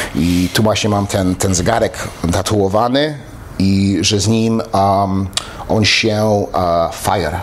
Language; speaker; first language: Polish; early bilingual, heritage; Polish